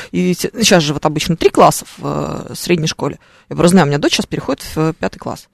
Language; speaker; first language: Russian; native; Russian